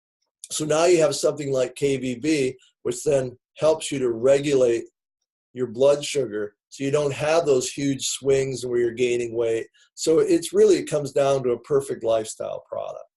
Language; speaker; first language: English; native; English